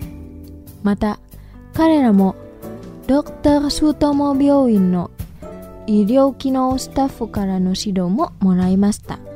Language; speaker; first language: Japanese; non-native, fluent; Indonesian